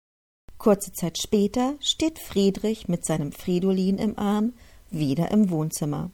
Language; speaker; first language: German; native; German